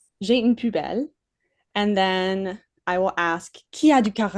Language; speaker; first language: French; non-native, fluent; English